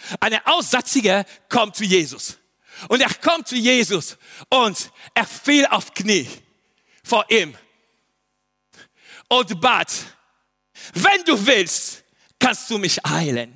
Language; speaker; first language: German; non-native, learner; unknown